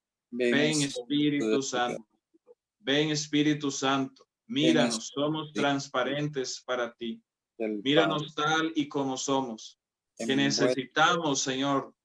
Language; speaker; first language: Spanish; native; Spanish